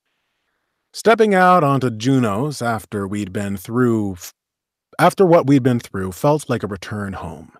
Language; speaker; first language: English; native; English